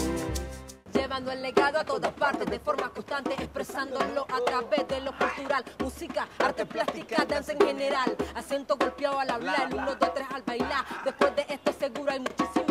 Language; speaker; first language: Spanish; native; Spanish